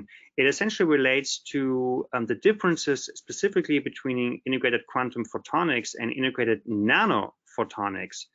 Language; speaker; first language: English; non-native, fluent; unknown